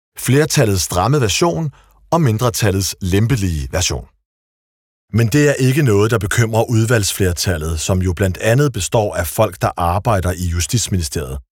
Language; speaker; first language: Danish; early bilingual, other home language; Arabic